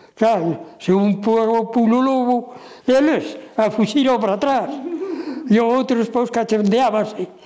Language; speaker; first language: Galician; native; Galician